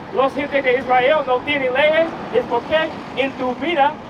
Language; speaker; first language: Spanish; non-native, learner; English